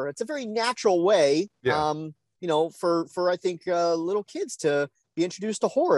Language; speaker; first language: English; native; English